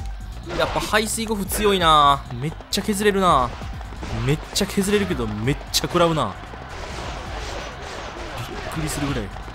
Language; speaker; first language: Japanese; native; Japanese